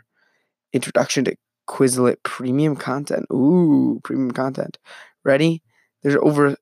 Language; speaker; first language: English; native; English